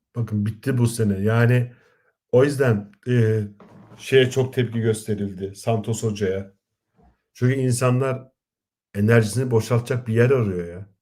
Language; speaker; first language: Turkish; native; Turkish